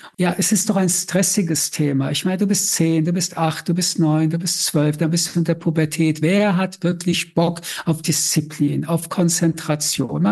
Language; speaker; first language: German; early bilingual, other home language; French